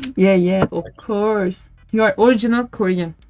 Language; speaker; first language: English; non-native, learner; Turkish